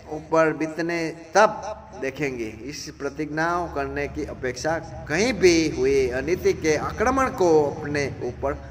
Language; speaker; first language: Hindi; non-native, local second language; Gujarati